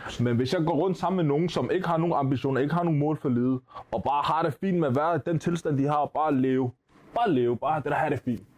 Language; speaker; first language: Danish; early bilingual, other home language; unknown